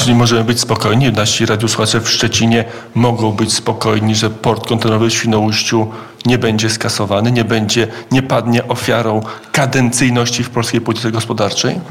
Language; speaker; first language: Polish; native; Polish